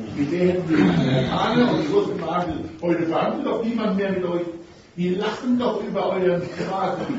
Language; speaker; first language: German; native; German